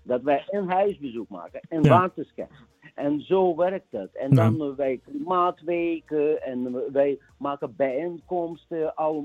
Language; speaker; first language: Dutch; non-native, fluent; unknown